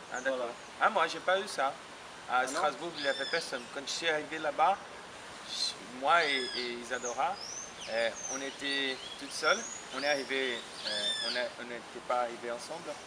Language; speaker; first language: French; non-native, fluent; Portuguese